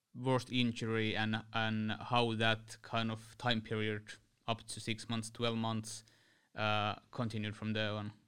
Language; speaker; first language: English; non-native, fluent; Finnish